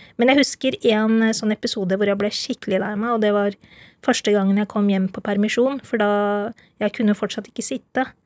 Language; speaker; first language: Norwegian; early bilingual, other home language; Urdu